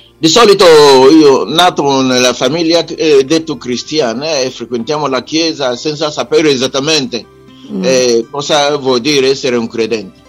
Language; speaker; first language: Italian; non-native, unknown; Igbo